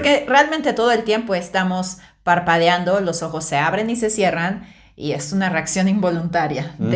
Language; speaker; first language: Spanish; native; Spanish